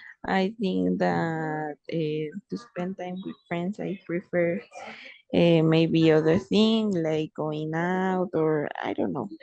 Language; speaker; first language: English; non-native, fluent; Spanish